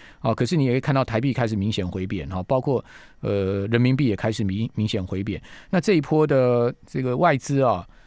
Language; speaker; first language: Chinese; native; Chinese